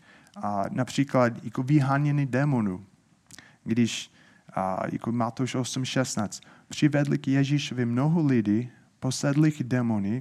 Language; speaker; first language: Czech; non-native, fluent; English